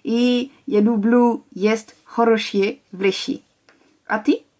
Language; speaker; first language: Russian; non-native, learner; French